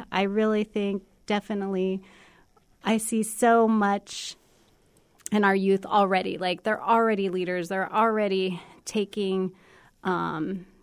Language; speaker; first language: English; native; English